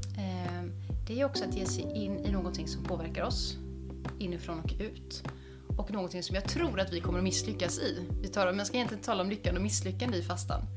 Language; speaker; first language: Swedish; native; Swedish